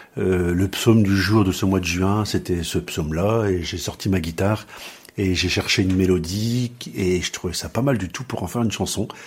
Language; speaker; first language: French; native; French